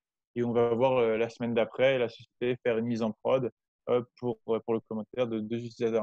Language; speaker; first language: French; native; French